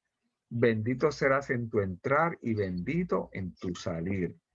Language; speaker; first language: Spanish; native; Spanish